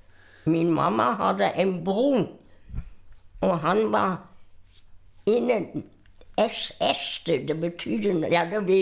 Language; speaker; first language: Swedish; non-native, fluent; German